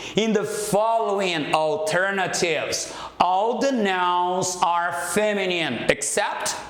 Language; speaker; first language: English; non-native, fluent; Portuguese